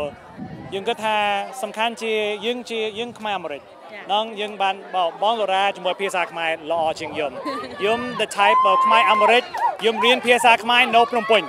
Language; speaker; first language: Khmer; early bilingual, heritage; Khmer